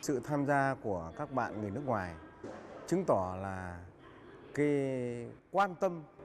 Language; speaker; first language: Vietnamese; native; Vietnamese